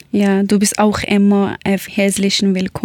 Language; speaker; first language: German; non-native, learner; Persian